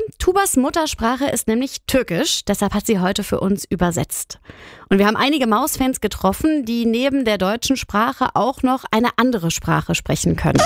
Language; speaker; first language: German; native; German